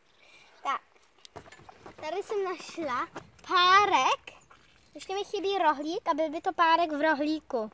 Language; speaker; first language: Czech; early bilingual, heritage; Czech